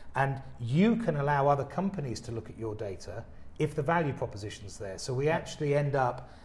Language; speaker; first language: English; native; English